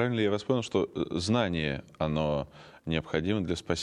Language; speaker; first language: Russian; native; Russian